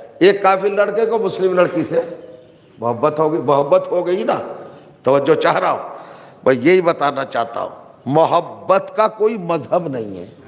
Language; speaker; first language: Urdu; native; Urdu